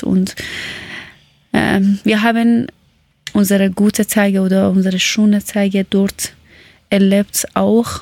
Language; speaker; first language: German; non-native, learner; Persian